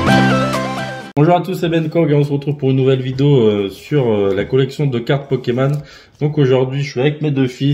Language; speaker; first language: French; native; French